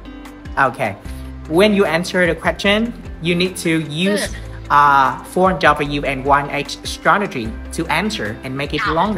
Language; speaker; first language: English; non-native, fluent; Vietnamese